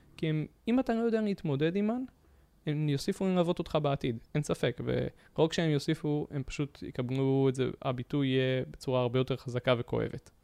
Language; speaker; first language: Hebrew; native; Hebrew